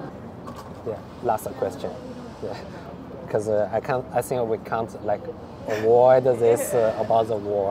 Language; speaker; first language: English; non-native, fluent; Chinese